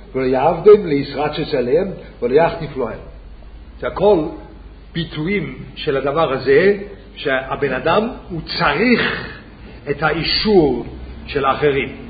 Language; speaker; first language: Hebrew; non-native, fluent; Swiss German